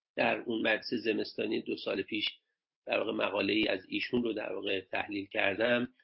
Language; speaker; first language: Persian; native; Persian